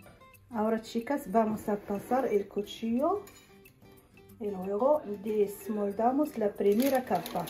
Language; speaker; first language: Spanish; non-native, fluent; Arabic